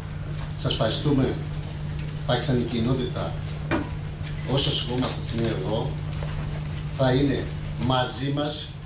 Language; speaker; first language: Greek; non-native, learner; Urdu